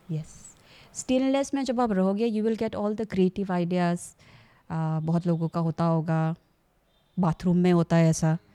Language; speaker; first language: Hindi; non-native, local second language; Assamese